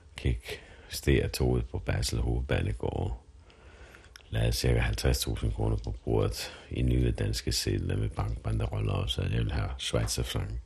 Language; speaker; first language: Danish; non-native, fluent; Finnish